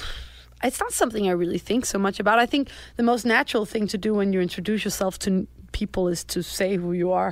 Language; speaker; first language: English; non-native, fluent; Danish